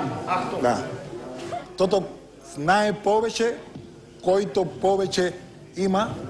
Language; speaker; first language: Bulgarian; non-native, learner; Spanish